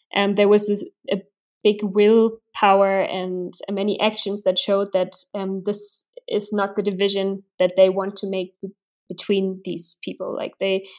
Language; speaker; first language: English; non-native, fluent; German